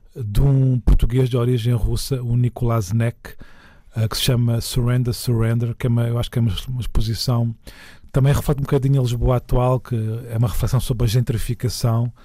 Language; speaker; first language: Portuguese; native; Portuguese